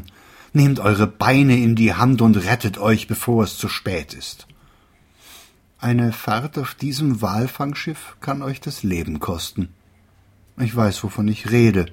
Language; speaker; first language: German; native; German